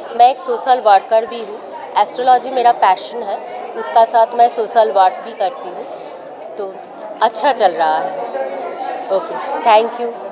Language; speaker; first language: Hindi; non-native, local second language; Bangla